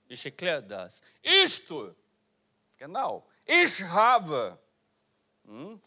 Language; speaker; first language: German; non-native, learner; Portuguese